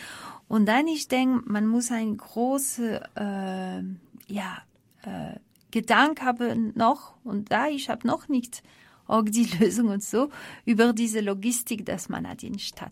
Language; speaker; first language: German; non-native, fluent; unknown